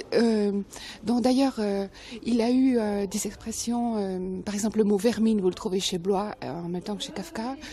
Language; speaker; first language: French; native; French